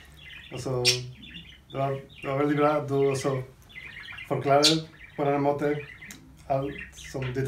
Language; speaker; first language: Norwegian; non-native, fluent; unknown